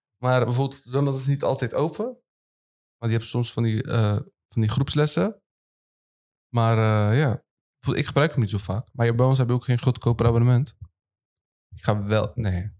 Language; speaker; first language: Dutch; early bilingual, other home language; Turkish